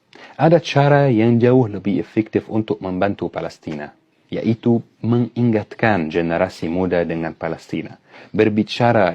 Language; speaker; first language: Indonesian; non-native, fluent; Arabic